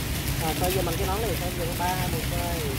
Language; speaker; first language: Vietnamese; native; Vietnamese